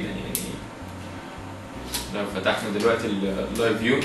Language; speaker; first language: Arabic; native; Arabic